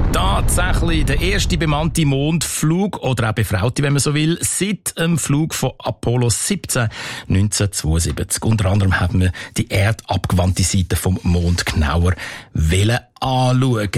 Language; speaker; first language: German; native; German